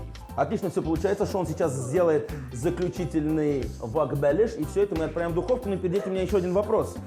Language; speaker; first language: Russian; native; Russian